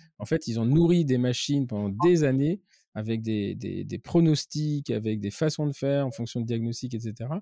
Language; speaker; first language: French; native; French